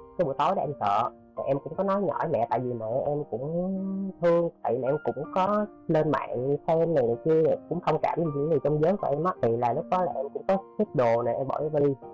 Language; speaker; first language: Vietnamese; native; Vietnamese